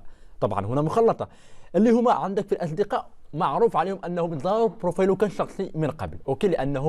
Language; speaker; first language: Arabic; native; Arabic